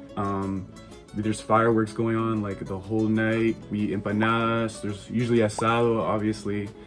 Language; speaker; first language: English; native; English